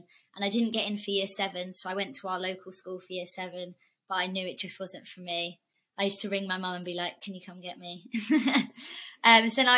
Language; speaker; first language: English; native; English